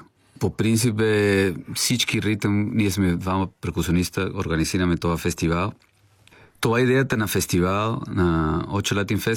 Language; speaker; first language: Bulgarian; non-native, learner; Spanish